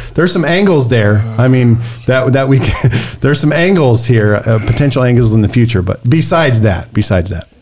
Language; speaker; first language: English; native; English